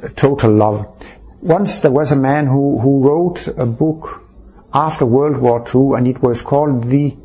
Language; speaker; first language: English; non-native, fluent; Danish